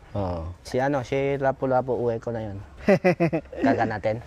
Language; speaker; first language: Filipino; non-native, learner; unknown